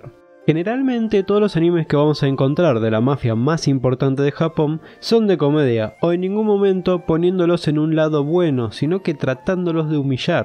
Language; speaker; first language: Spanish; native; Spanish